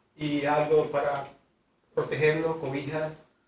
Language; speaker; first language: Spanish; native; Spanish